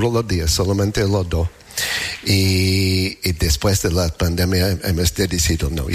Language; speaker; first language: Spanish; non-native, learner; English